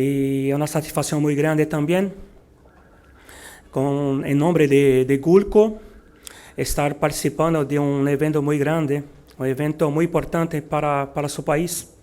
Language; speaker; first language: Spanish; non-native, learner; Portuguese